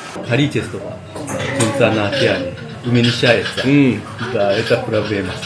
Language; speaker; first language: Russian; non-native, learner; Japanese